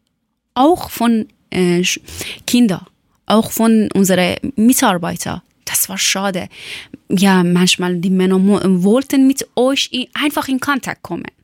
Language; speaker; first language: German; non-native, fluent; Persian